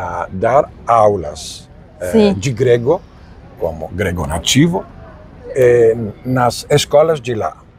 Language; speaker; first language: Portuguese; non-native, fluent; Greek